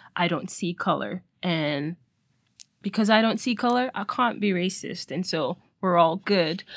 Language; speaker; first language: English; non-native, local second language; Yoruba